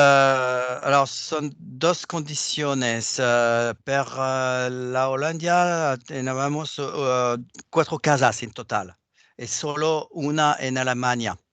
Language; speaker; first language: Spanish; non-native, fluent; French